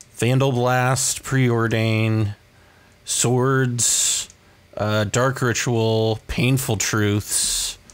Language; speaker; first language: English; native; English